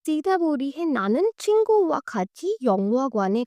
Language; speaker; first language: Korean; non-native, fluent; Hindi